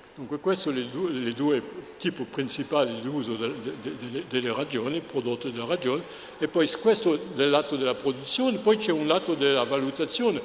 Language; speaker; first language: Italian; non-native, fluent; French